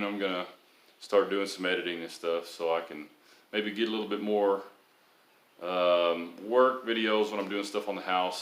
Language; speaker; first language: English; native; English